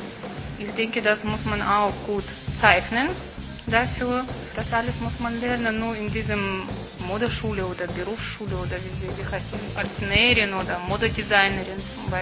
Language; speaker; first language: German; non-native, fluent; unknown